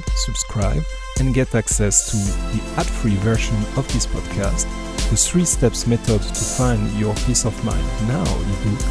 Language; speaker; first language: English; non-native, fluent; French